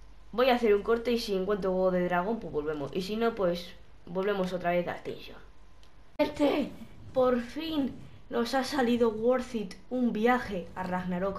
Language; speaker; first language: Spanish; native; Spanish